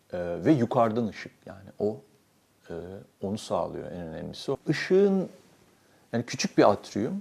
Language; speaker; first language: Turkish; native; Turkish